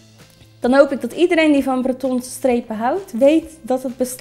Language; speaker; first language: Dutch; native; Dutch